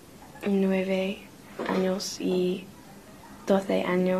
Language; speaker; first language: Spanish; non-native, learner; English